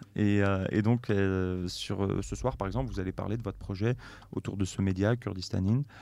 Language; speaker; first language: French; native; French